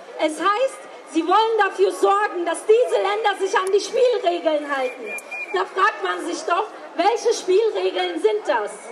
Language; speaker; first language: German; early bilingual, other home language; Turkish